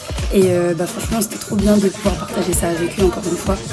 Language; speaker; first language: French; native; French